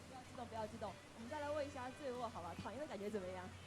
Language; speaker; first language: Chinese; native; Chinese